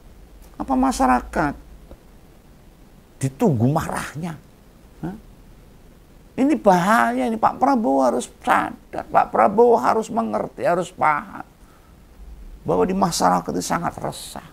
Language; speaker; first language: Indonesian; native; Indonesian